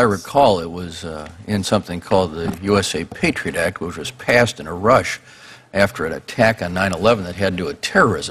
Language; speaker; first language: English; native; English